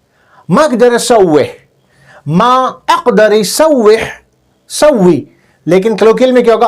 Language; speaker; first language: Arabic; non-native, fluent; Urdu